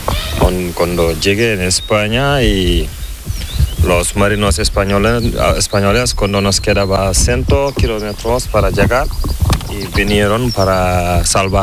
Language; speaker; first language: Spanish; non-native, learner; Fula